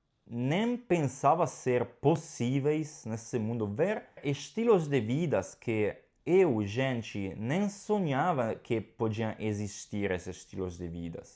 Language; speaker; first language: Portuguese; non-native, fluent; Italian